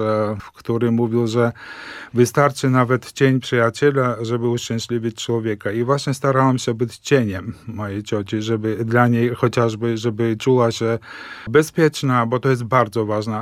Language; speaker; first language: Polish; early bilingual, heritage; Polish